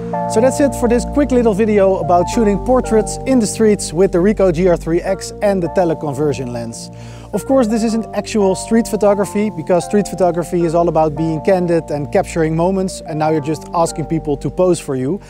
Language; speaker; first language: English; non-native, fluent; Dutch